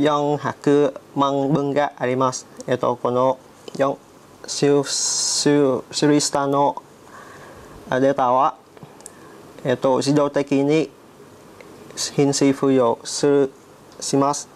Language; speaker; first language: Japanese; non-native, learner; Vietnamese